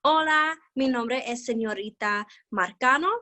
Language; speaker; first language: Spanish; non-native, learner; English